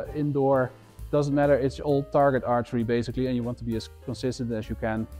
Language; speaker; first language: English; non-native, fluent; Dutch